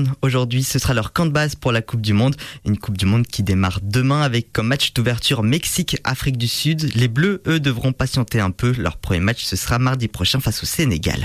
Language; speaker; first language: French; native; French